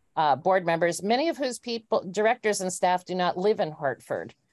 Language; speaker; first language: English; native; English